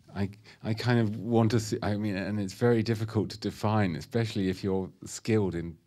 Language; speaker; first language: English; native; English